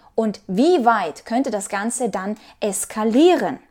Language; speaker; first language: German; non-native, fluent; Ukrainian